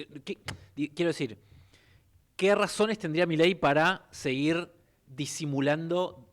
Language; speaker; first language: Spanish; native; Spanish